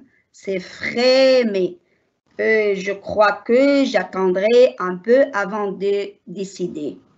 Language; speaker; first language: French; non-native, learner; Arabic